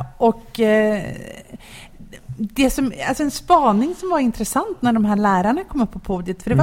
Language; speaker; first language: Swedish; native; Swedish